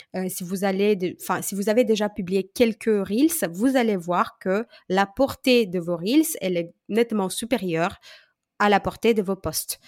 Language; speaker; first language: French; non-native, fluent; Romanian